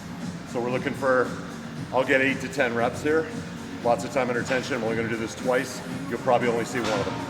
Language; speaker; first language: English; native; English